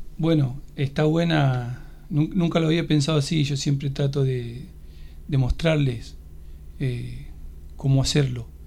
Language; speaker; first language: Spanish; native; Spanish